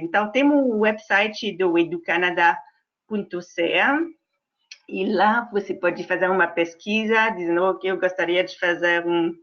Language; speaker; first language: Portuguese; non-native, fluent; French